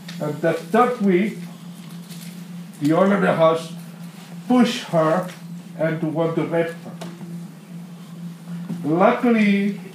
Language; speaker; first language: English; non-native, learner; Indonesian